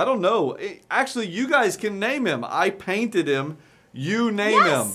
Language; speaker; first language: English; native; English